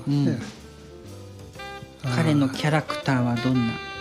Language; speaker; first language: Japanese; native; Japanese